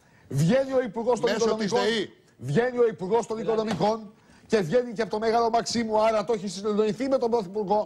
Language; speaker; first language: Greek; native; Greek